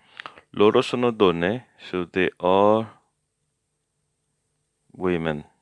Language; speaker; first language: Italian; non-native, learner; English